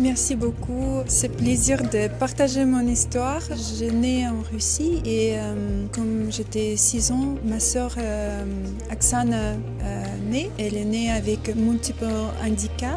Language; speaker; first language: French; non-native, fluent; Russian